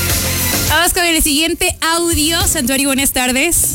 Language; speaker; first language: Spanish; native; Spanish